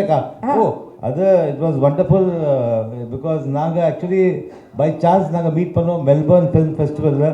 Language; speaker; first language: Tamil; early bilingual, heritage; Tamil